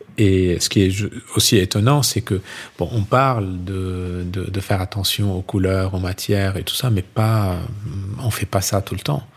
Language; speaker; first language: French; non-native, local second language; Arabic